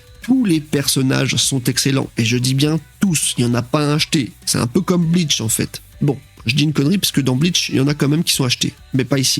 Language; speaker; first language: French; native; French